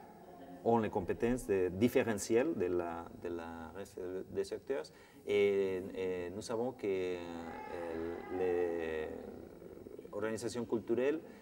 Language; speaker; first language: French; non-native, fluent; Spanish